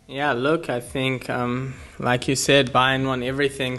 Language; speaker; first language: English; native; English